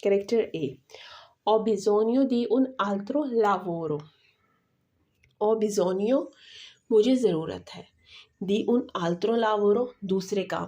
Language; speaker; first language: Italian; non-native, fluent; Urdu